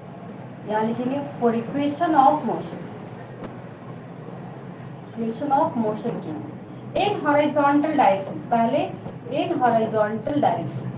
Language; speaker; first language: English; non-native, local second language; Hindi